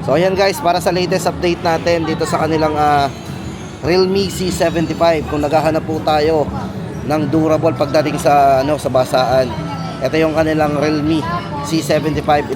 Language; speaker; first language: Filipino; native; Filipino